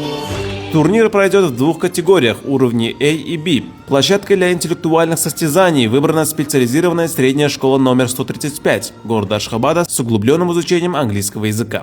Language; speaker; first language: Russian; native; Russian